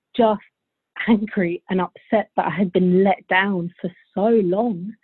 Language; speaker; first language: English; early bilingual, other home language; Bulgarian